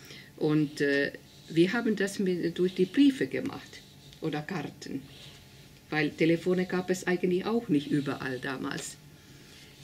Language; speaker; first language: German; non-native, fluent; Finnish